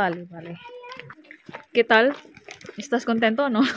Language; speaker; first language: Spanish; non-native, learner; Filipino